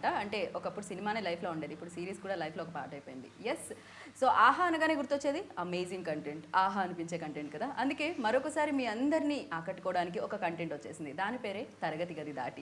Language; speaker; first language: Telugu; native; Telugu